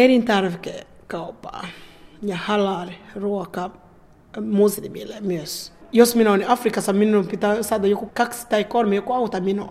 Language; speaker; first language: Finnish; non-native, learner; Kinyarwanda